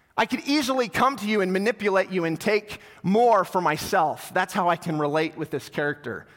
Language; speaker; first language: English; native; English